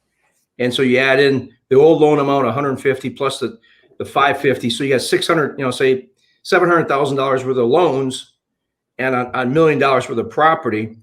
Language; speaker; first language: English; native; English